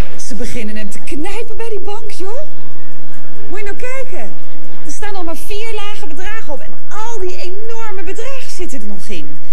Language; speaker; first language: Dutch; native; Dutch